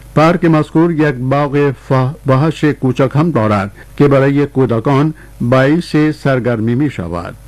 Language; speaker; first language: Persian; non-native, fluent; Urdu